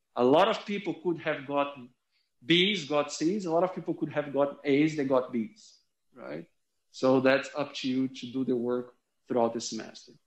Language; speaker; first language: English; non-native, fluent; Portuguese